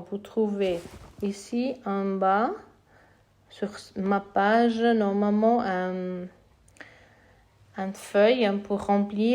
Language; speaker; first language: French; non-native, fluent; Italian